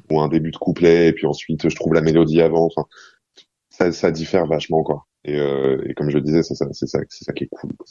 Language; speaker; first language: French; non-native, fluent; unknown